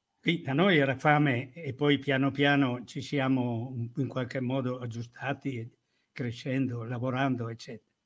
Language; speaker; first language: Italian; native; Italian